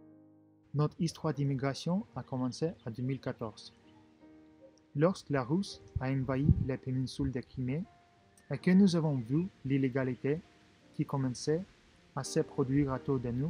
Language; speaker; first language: French; non-native, fluent; Russian